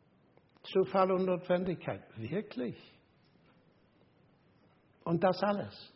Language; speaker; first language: German; non-native, fluent; English